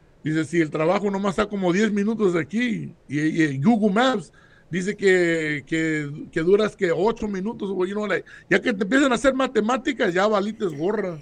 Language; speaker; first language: Spanish; early bilingual, heritage; Spanish